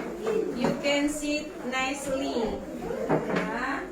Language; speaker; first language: English; non-native, learner; Indonesian